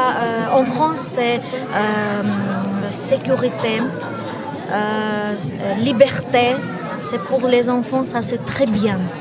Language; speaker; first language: French; non-native, learner; Armenian